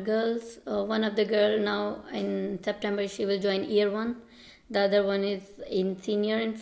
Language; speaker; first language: English; non-native, local second language; Urdu